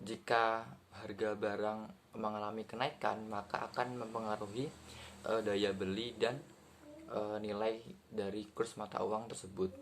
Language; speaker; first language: Indonesian; native; Indonesian